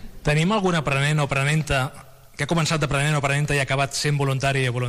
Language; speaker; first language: Catalan; native; Catalan